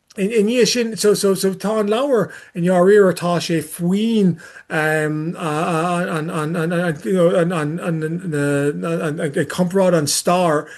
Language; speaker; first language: Irish; non-native, learner; English